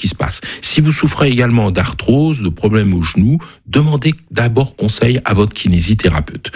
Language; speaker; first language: French; native; French